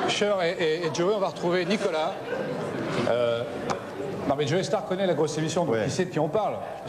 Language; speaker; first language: French; native; French